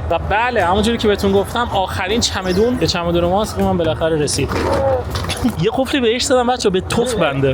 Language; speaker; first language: Persian; native; Persian